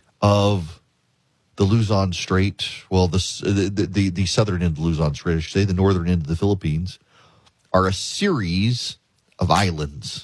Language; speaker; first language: English; native; English